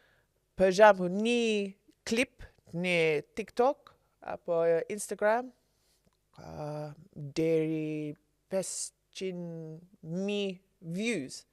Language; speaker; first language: Albanian; non-native, learner; English